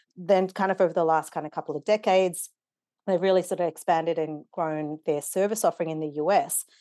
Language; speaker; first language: English; native; English